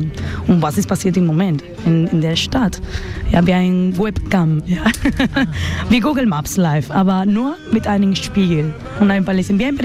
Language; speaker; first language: German; non-native, learner; Spanish